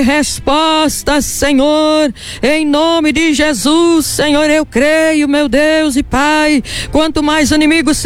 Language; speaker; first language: Portuguese; native; Portuguese